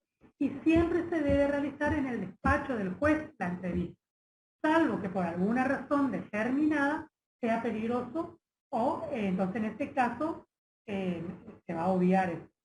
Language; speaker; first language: Spanish; native; Spanish